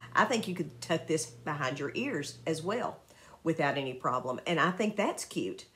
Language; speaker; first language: English; native; English